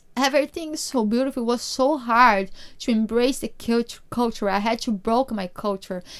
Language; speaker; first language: English; non-native, learner; Portuguese